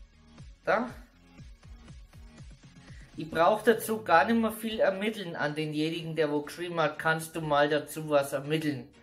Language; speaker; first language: German; native; German